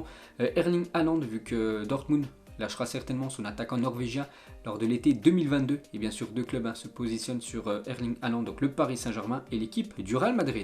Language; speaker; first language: French; native; French